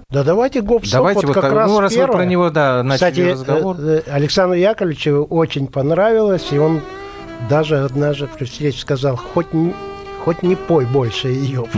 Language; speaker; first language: Russian; native; Russian